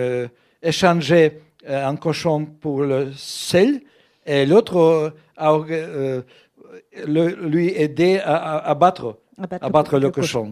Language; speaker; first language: French; non-native, fluent; Russian